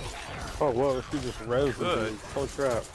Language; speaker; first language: English; native; English